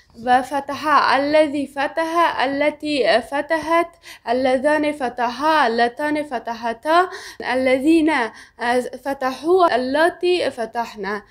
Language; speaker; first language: Arabic; non-native, learner; Persian